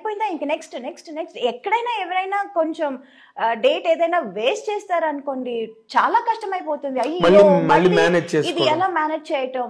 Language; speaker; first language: Telugu; non-native, local second language; Tamil